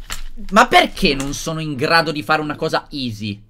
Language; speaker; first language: Italian; native; Italian